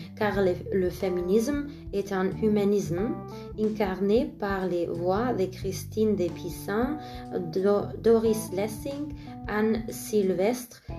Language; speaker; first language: French; non-native, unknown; German